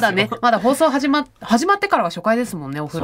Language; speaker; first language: Japanese; native; Japanese